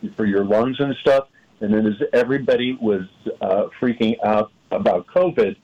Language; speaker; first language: English; native; English